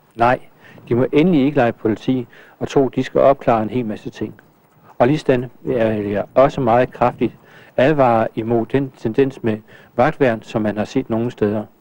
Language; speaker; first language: Danish; native; Danish